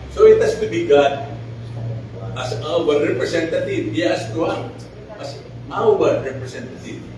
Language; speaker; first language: English; non-native, local second language; Filipino